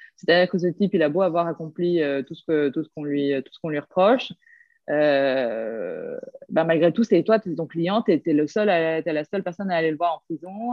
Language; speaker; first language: French; early bilingual, other home language; Korean